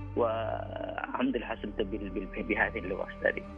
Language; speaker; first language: Arabic; non-native, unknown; Thai